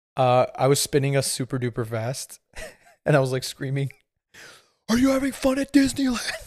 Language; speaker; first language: English; native; English